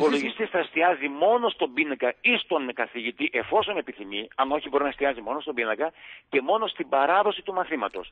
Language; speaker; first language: Greek; native; Greek